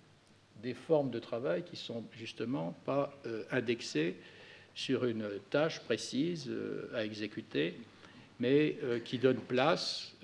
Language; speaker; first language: French; native; French